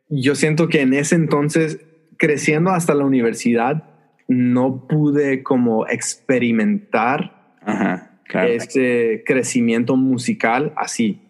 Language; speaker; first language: Spanish; early bilingual, heritage; Spanish